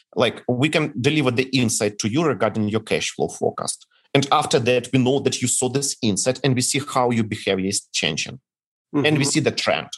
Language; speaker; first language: English; non-native, fluent; Ukrainian